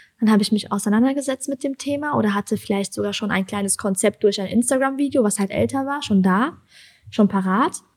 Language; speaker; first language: German; early bilingual, other home language; Persian